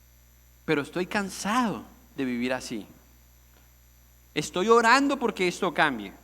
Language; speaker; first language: Spanish; native; Spanish